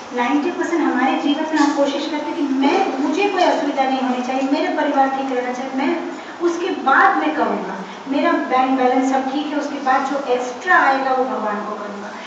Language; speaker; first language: Hindi; non-native, local second language; Telugu